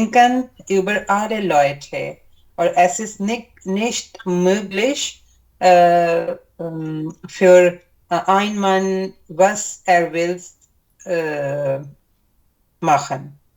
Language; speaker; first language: German; non-native, learner; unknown